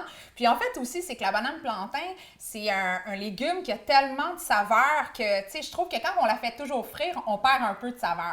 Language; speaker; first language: French; native; French